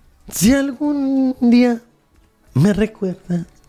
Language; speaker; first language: Spanish; early bilingual, other home language; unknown